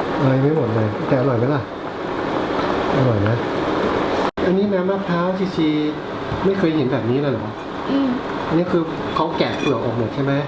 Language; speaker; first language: Thai; native; Thai